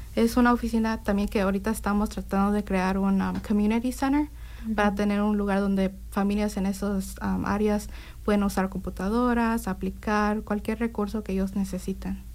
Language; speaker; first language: Spanish; early bilingual, heritage; Spanish